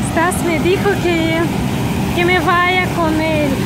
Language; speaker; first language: Spanish; non-native, learner; Russian